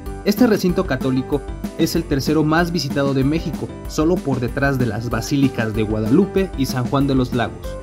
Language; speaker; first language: Spanish; native; Spanish